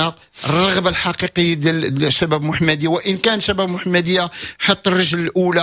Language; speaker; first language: Arabic; native; Arabic